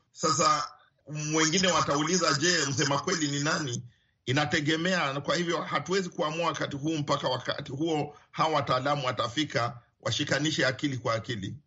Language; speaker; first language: Swahili; non-native, local second language; Luyia